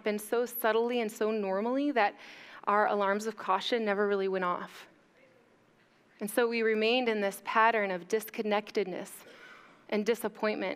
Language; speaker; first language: English; native; English